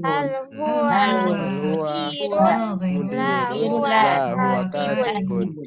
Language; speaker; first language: Arabic; non-native, learner; Indonesian